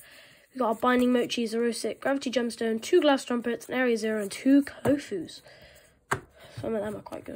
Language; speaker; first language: English; native; English